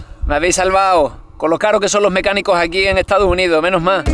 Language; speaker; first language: Spanish; native; Spanish